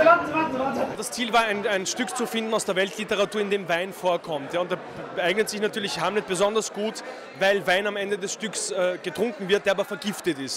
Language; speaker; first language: German; native; German